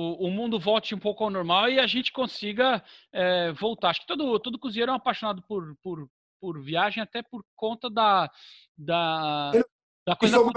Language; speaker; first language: Portuguese; non-native, fluent; French